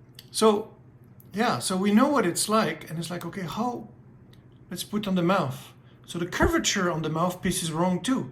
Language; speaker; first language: English; native; English